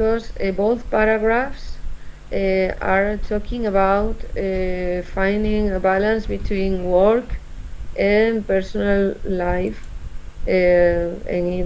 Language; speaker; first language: English; non-native, learner; Spanish